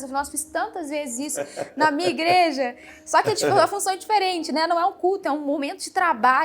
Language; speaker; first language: Portuguese; native; Portuguese